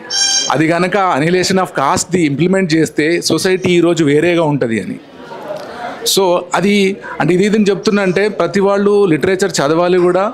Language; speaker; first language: Telugu; native; Telugu